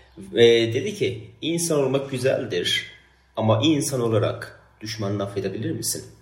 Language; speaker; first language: Turkish; non-native, fluent; Persian